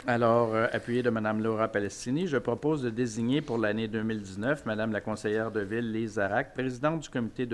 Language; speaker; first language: French; native; French